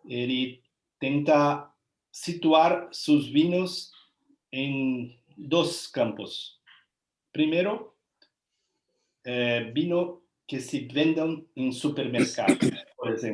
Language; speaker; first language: Spanish; non-native, learner; Portuguese